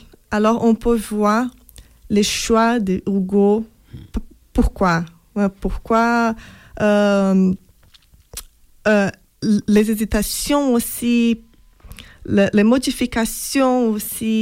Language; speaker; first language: French; non-native, fluent; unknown